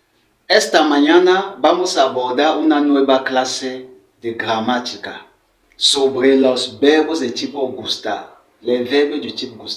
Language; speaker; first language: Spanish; non-native, fluent; French